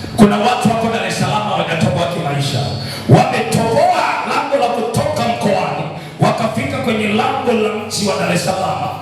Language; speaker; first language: Swahili; native; Swahili